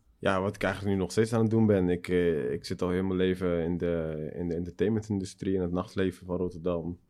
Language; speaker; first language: Dutch; early bilingual, other home language; Persian